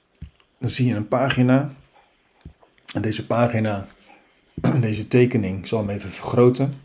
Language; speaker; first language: Dutch; native; Dutch